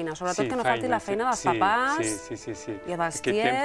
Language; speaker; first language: Catalan; native; Catalan